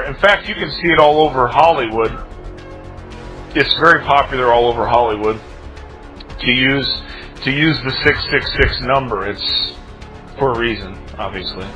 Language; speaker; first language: English; native; English